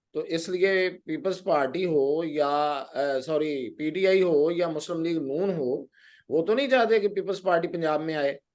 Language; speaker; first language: Urdu; non-native, local second language; Punjabi